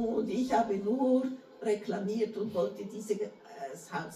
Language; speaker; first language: German; non-native, fluent; Portuguese